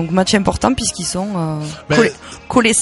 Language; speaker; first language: French; native; French